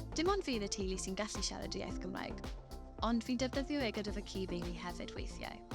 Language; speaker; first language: Welsh; non-native, local second language; English